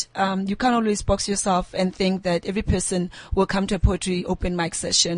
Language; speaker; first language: English; non-native, local second language; Southern Sotho